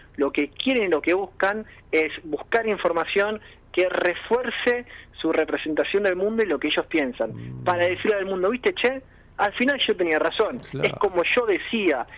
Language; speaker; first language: Spanish; native; Spanish